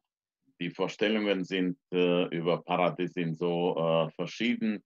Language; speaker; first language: German; non-native, fluent; Romanian